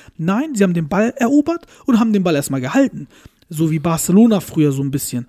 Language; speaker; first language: German; early bilingual, other home language; Turkish